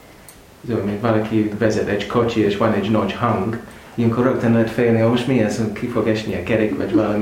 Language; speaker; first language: Hungarian; non-native, fluent; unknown